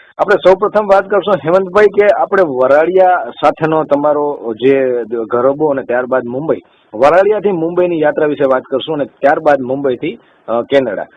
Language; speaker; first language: Gujarati; native; Gujarati